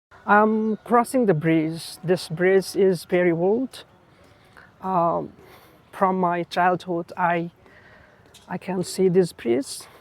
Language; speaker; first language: English; non-native, learner; Bangla